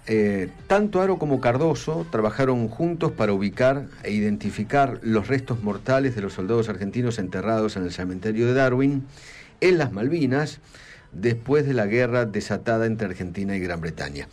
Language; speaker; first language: Spanish; native; Spanish